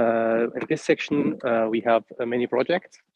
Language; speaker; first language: English; non-native, fluent; Arabic